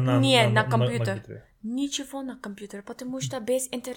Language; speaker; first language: Russian; non-native, learner; English